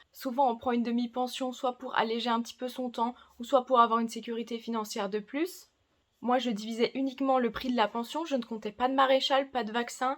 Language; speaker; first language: French; native; French